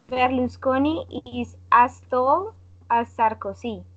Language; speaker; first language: English; non-native, learner; Spanish